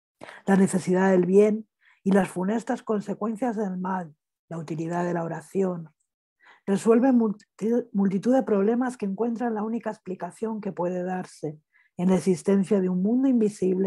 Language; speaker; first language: Spanish; native; Spanish